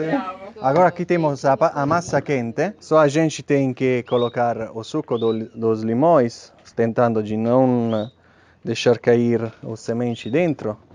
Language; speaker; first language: Portuguese; non-native, fluent; Italian